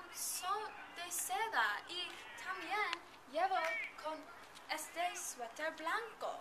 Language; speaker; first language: Spanish; non-native, learner; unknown